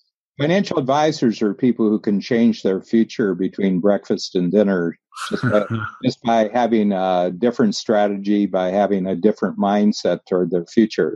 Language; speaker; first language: English; native; English